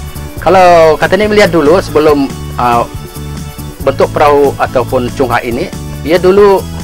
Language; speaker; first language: Malay; native; Malay